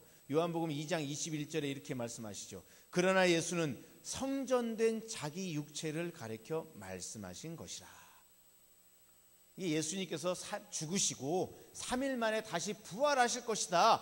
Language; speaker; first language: Korean; native; Korean